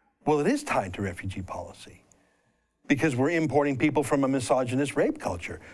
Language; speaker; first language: English; native; English